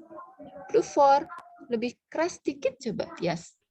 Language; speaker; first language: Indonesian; native; Indonesian